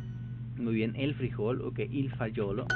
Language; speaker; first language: Italian; non-native, learner; Spanish